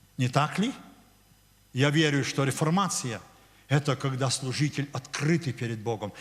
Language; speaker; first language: Russian; non-native, local second language; Ukrainian